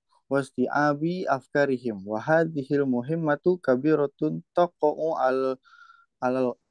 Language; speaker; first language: Arabic; non-native, learner; Indonesian